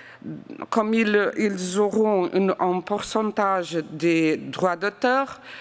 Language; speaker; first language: French; non-native, fluent; Portuguese